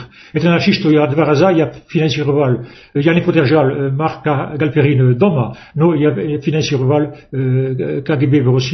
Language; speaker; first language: Russian; non-native, fluent; French